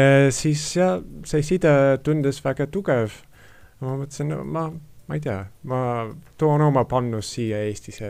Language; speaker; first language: Estonian; non-native, fluent; English